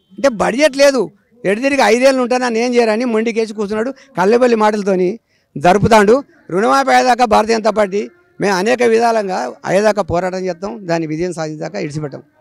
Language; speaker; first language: Telugu; native; Telugu